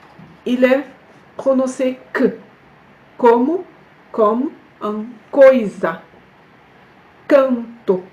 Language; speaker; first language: French; non-native, fluent; Portuguese